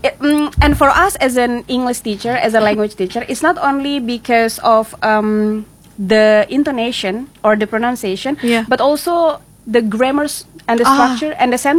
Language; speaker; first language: English; non-native, fluent; Indonesian